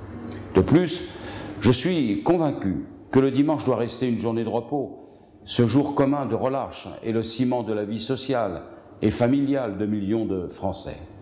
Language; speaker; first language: French; native; French